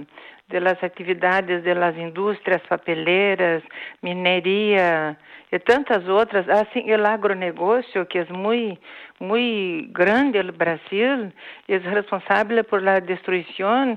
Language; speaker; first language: Spanish; non-native, fluent; Portuguese